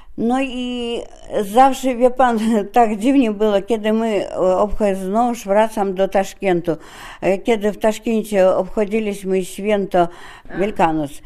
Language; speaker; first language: Polish; non-native, fluent; Russian